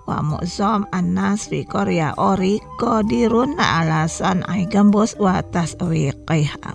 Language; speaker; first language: Arabic; non-native, fluent; Indonesian